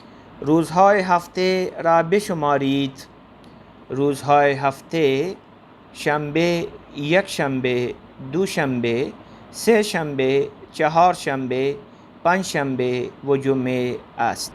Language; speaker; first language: Persian; non-native, fluent; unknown